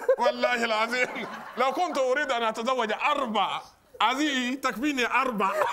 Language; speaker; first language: Arabic; non-native, fluent; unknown